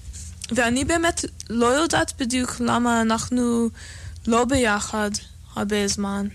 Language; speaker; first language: Hebrew; non-native, fluent; English